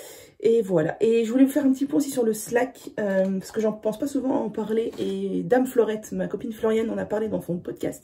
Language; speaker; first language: French; native; French